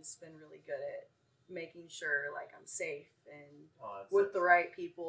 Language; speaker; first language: English; native; English